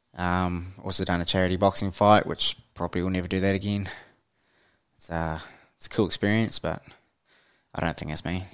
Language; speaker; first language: English; native; English